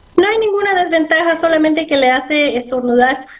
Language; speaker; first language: Spanish; early bilingual, heritage; Spanish